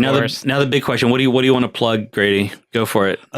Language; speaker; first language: English; native; English